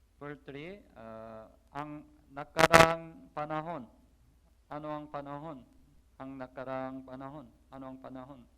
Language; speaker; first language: Filipino; non-native, learner; Korean